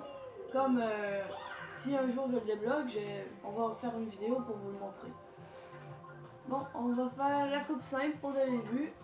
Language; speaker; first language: French; native; French